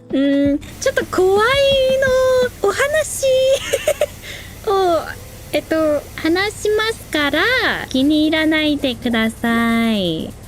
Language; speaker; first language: Japanese; non-native, learner; English